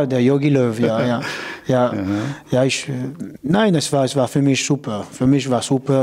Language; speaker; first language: German; non-native, local second language; French